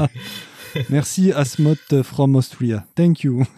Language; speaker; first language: English; non-native, learner; French